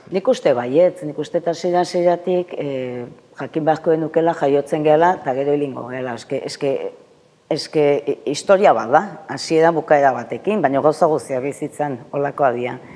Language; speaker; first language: Basque; native; Basque